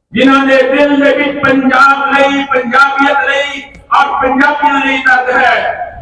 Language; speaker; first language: Hindi; non-native, local second language; Punjabi